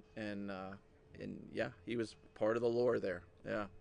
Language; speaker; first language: English; native; English